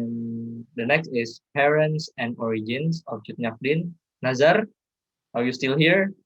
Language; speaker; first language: English; non-native, learner; Indonesian